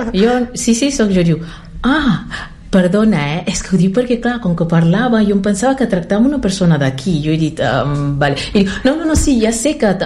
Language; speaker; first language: Catalan; early bilingual, other home language; Lingala